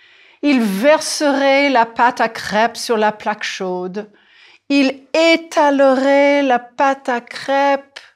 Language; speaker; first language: French; non-native, fluent; English